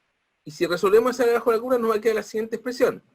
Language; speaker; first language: Spanish; native; Spanish